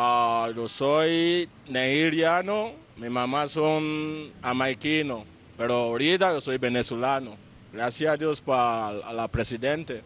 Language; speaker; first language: Spanish; non-native, learner; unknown